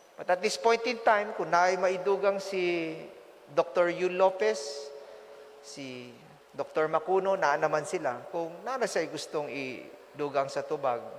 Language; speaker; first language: Cebuano; native; Cebuano